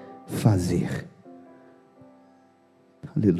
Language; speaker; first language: Portuguese; native; Portuguese